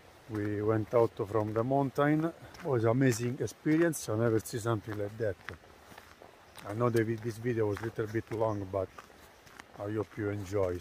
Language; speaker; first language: English; non-native, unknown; Italian